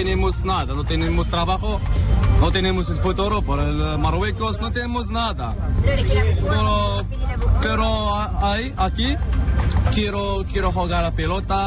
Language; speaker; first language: Spanish; non-native, learner; Arabic